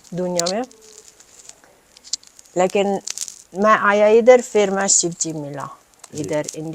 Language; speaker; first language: Hindi; non-native, learner; Italian